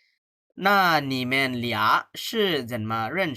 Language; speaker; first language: Chinese; non-native, fluent; Bangla